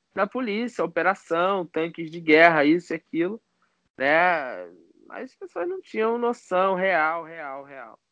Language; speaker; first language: Portuguese; native; Portuguese